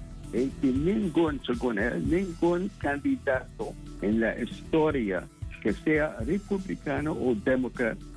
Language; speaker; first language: Spanish; non-native, fluent; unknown